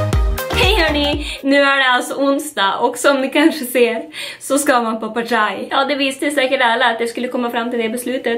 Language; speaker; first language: Swedish; native; Swedish